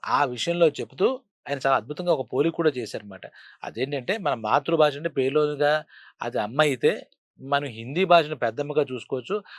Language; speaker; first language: Telugu; native; Telugu